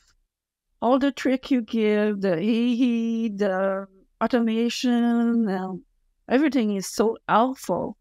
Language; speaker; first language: English; non-native, fluent; French